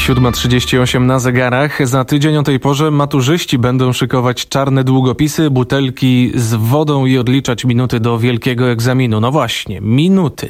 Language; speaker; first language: Polish; native; Polish